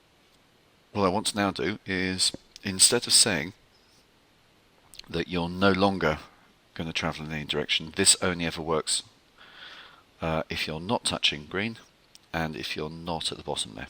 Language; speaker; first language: English; native; English